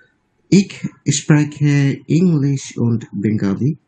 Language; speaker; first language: German; non-native, learner; Bangla